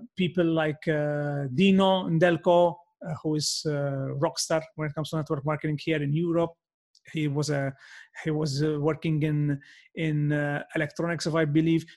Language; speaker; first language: English; non-native, fluent; Maltese